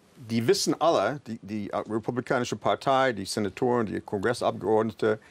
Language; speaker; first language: German; non-native, fluent; English